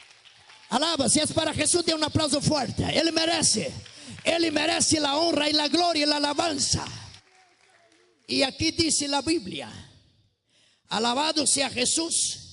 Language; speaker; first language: Spanish; non-native, fluent; Portuguese